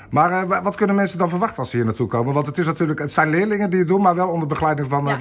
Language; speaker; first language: Dutch; native; Dutch